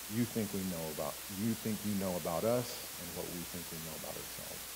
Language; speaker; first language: English; native; English